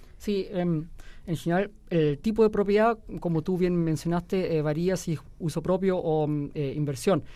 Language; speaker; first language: Spanish; early bilingual, heritage; Spanish